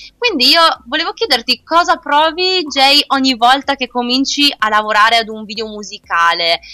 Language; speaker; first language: Italian; native; Italian